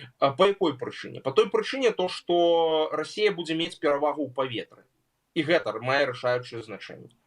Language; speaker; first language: Belarusian; native; Belarusian